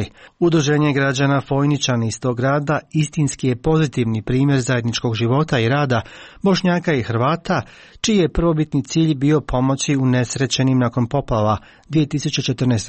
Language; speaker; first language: Serbian; native; Serbian